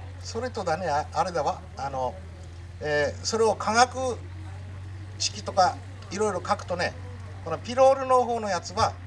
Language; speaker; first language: Japanese; native; Japanese